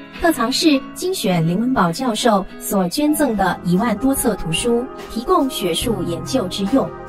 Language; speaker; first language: Chinese; native; Chinese